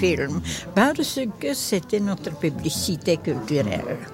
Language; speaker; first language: French; non-native, fluent; Czech